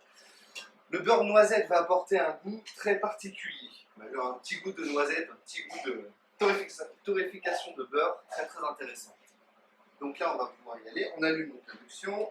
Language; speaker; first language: French; native; French